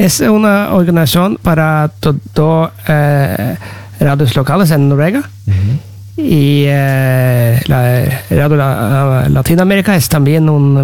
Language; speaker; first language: Spanish; non-native, learner; Norwegian